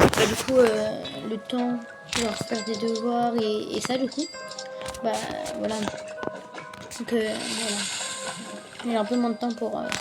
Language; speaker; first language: French; native; French